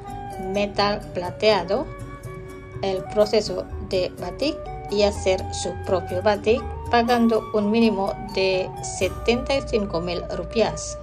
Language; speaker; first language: Spanish; non-native, fluent; Indonesian